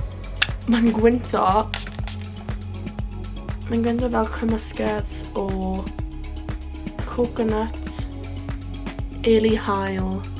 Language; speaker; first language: Welsh; non-native, local second language; English